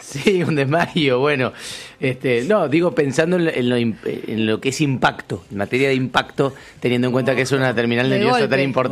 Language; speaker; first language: Spanish; native; Spanish